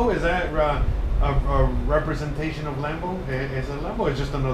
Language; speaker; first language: English; native; English